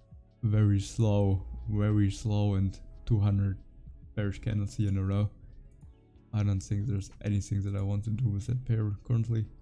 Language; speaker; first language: English; non-native, fluent; German